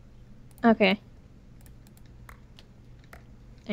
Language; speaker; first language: English; native; English